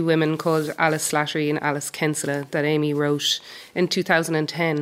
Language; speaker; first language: English; native; English